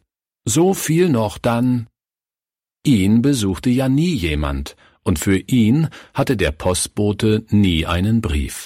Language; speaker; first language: German; native; German